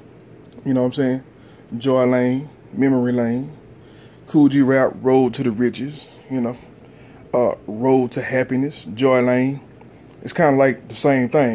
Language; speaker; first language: English; native; English